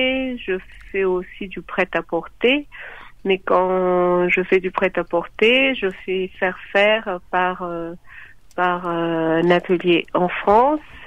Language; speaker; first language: French; non-native, local second language; Malagasy